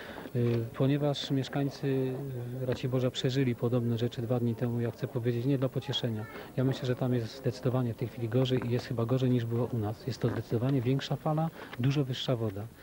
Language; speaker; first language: Polish; native; Polish